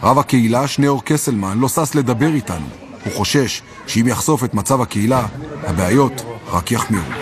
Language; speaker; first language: Hebrew; native; Hebrew